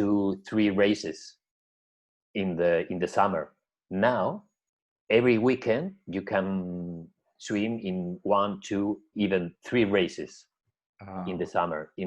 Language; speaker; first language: English; non-native, learner; Spanish